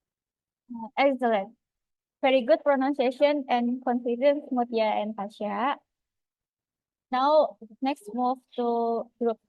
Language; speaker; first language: English; non-native, fluent; Indonesian